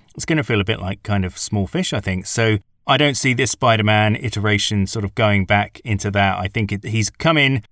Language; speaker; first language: English; native; English